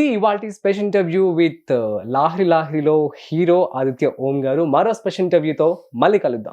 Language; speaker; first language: Telugu; native; Telugu